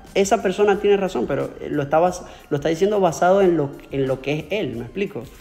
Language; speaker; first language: Spanish; native; Spanish